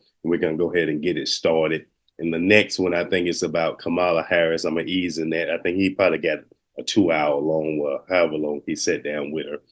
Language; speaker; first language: English; native; English